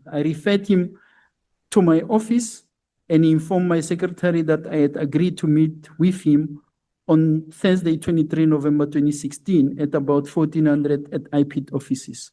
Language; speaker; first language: English; non-native, local second language; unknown